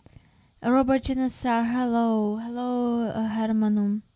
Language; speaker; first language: English; non-native, learner; Crimean Tatar